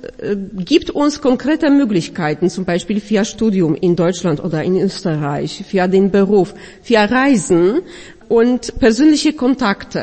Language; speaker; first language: German; non-native, fluent; Polish